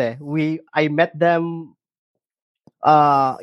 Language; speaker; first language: English; non-native, local second language; Iloko